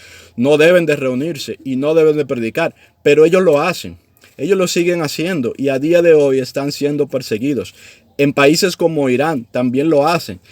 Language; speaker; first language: Spanish; native; Spanish